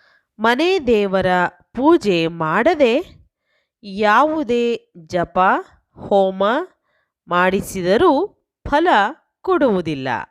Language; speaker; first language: Kannada; native; Kannada